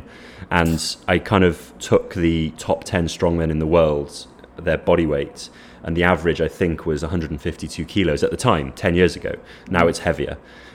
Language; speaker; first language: English; native; English